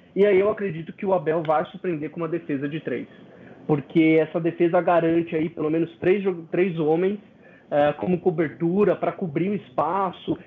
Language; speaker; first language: Portuguese; native; Portuguese